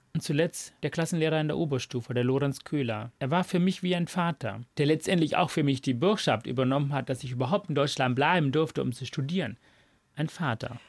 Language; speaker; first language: German; non-native, fluent; Tamil